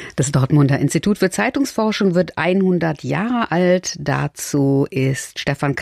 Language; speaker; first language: German; native; German